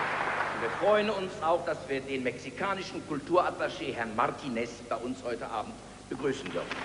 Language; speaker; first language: German; native; German